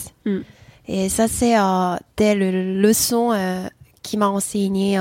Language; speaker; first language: French; non-native, fluent; Korean